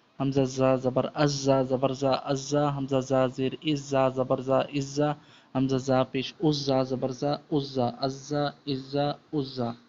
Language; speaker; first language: Urdu; native; Urdu